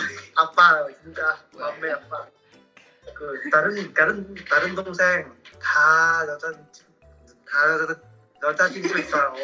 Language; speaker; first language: Korean; non-native, learner; Vietnamese